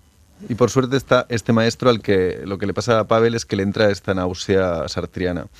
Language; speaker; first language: Spanish; native; Spanish